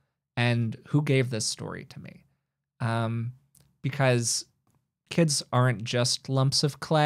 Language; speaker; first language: English; native; English